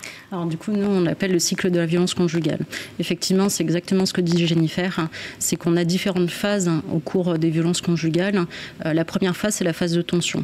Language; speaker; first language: French; native; French